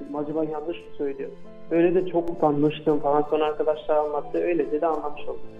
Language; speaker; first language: Turkish; non-native, fluent; Albanian